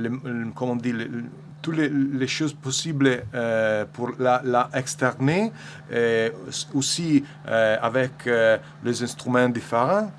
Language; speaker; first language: French; non-native, learner; Italian